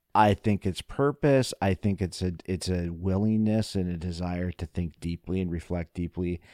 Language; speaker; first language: English; native; English